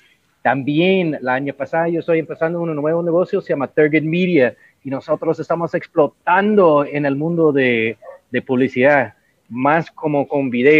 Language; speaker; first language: Spanish; non-native, learner; English